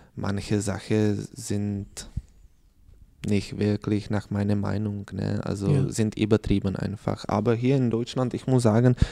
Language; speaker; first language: German; non-native, learner; Czech